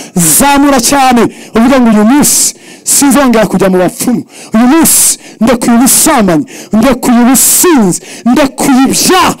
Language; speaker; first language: Kinyarwanda; early bilingual, heritage; Kinyarwanda